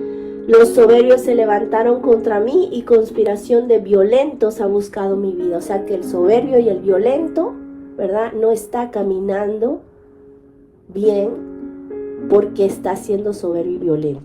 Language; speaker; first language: Spanish; native; Spanish